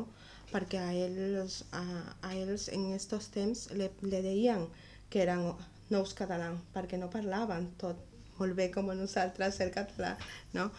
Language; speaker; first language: Catalan; non-native, learner; Spanish